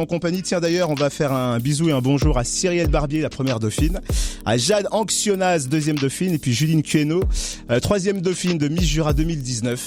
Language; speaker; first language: French; native; French